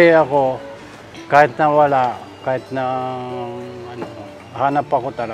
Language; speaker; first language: Filipino; non-native, learner; Japanese